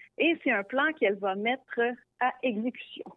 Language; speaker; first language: French; native; French